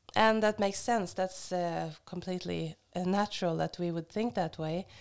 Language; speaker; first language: English; non-native, fluent; Norwegian